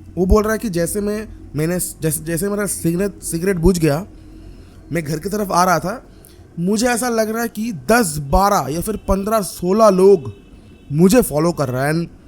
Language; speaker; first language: Hindi; non-native, local second language; Bangla